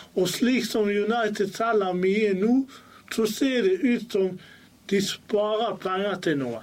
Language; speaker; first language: Norwegian; early bilingual, other home language; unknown